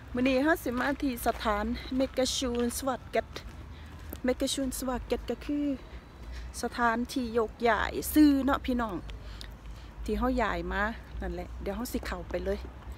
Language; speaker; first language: Thai; native; Thai